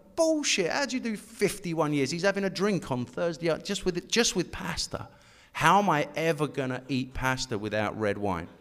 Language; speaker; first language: English; native; English